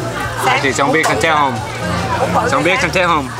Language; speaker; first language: Vietnamese; native; Vietnamese